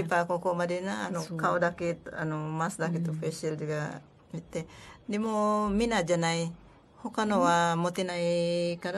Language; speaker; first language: Japanese; non-native, learner; Filipino